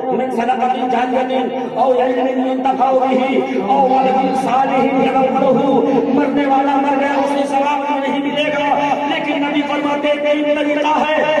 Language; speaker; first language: Urdu; native; Urdu